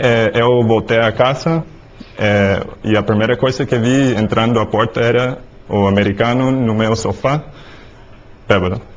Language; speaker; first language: Portuguese; non-native, learner; English